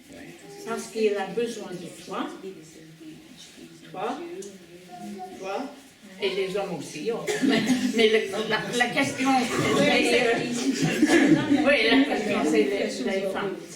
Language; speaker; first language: French; non-native, learner; English